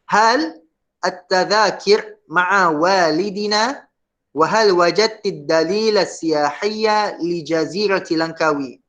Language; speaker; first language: Arabic; non-native, fluent; Malay